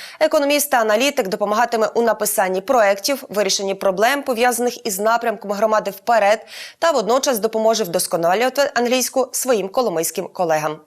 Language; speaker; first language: Ukrainian; native; Ukrainian